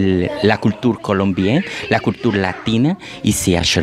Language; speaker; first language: French; non-native, learner; Spanish